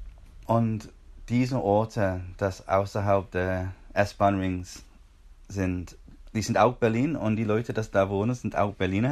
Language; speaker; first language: German; non-native, fluent; English